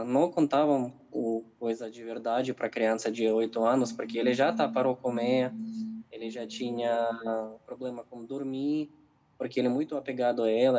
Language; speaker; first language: Portuguese; non-native, fluent; Ukrainian